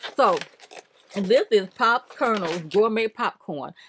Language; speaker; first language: English; native; English